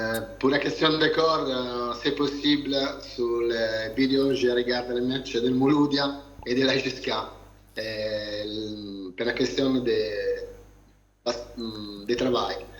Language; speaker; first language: French; non-native, learner; Italian